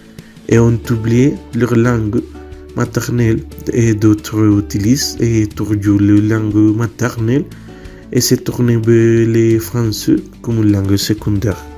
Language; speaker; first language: French; non-native, learner; Spanish